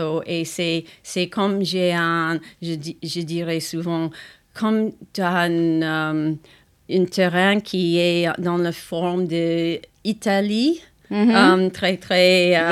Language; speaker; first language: French; non-native, fluent; English